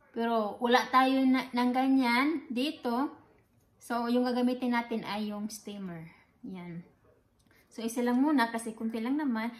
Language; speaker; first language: Filipino; non-native, local second language; Cebuano